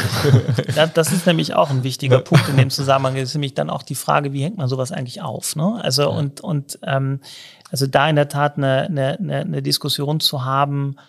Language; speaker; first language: German; native; German